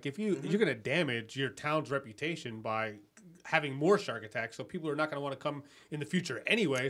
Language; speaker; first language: English; native; English